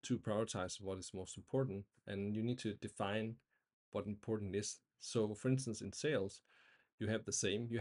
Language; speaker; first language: English; non-native, fluent; Danish